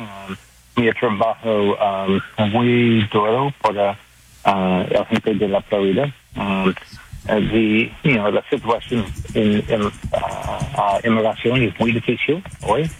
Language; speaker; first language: Spanish; non-native, learner; English